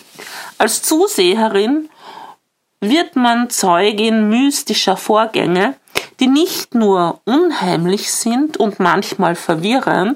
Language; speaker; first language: German; native; German